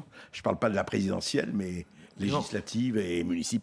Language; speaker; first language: French; native; French